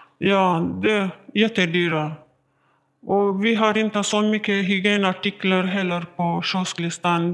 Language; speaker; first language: Swedish; non-native, learner; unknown